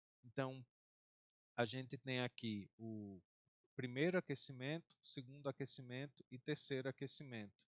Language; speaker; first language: Portuguese; native; Portuguese